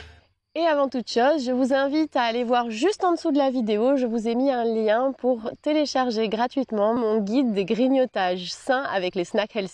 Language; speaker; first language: French; native; French